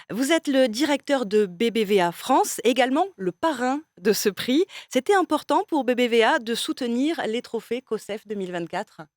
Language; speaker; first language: French; native; French